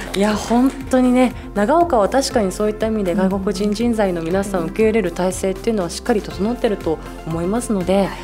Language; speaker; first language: Japanese; native; Japanese